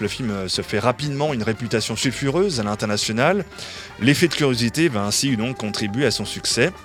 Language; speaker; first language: French; native; French